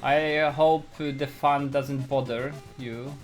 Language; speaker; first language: English; non-native, fluent; Polish